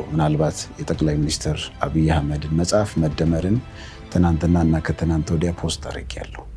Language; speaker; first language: Amharic; non-native, local second language; Oromo